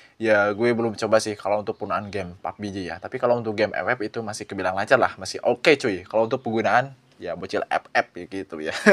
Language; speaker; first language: Indonesian; non-native, local second language; Sundanese